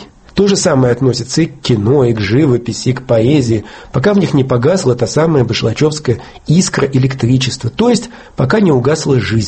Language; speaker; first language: Russian; native; Russian